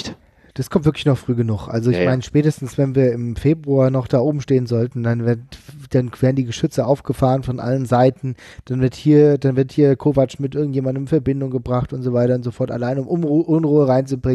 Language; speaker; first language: German; native; German